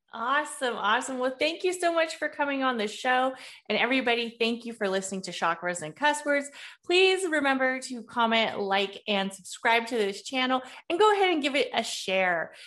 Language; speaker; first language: English; early bilingual, other home language; Spanish